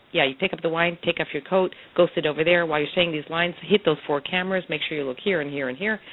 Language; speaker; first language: English; native; English